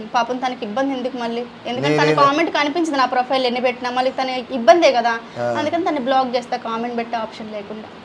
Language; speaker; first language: Telugu; non-native, local second language; Hindi